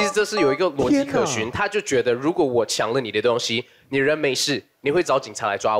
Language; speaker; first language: Chinese; native; Chinese